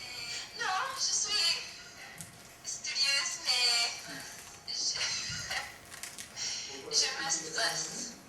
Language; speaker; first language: French; non-native, learner; English